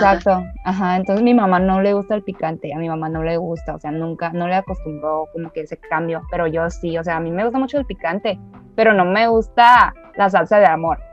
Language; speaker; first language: Spanish; early bilingual, other home language; Chinese